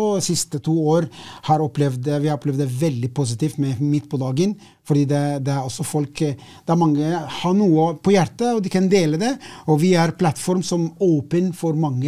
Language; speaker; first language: Swedish; non-native, fluent; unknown